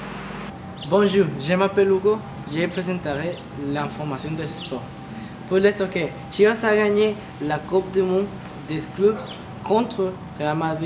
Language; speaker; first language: French; non-native, learner; Spanish